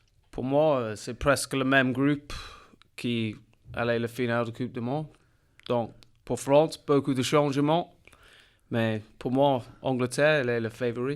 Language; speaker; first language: French; non-native, learner; English